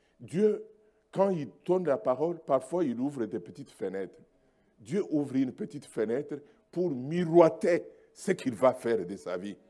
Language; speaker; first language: French; non-native, local second language; Luba-Lulua